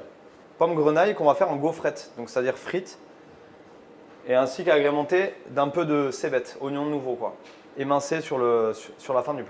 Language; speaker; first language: French; native; French